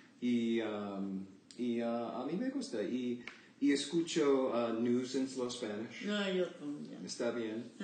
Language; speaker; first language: Spanish; non-native, learner; English